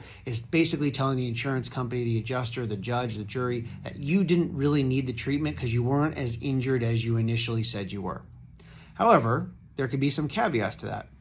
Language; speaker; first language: English; native; English